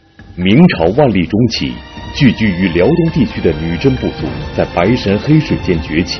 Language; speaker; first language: Chinese; native; Chinese